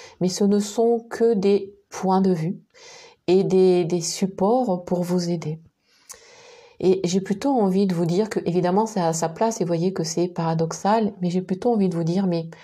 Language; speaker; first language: French; native; French